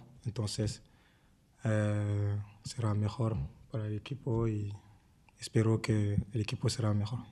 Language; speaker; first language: Spanish; non-native, learner; French